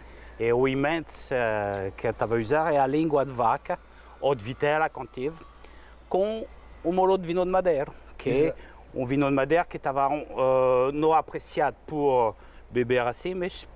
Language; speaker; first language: Portuguese; non-native, fluent; French